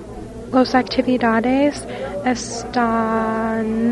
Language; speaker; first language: Spanish; non-native, learner; English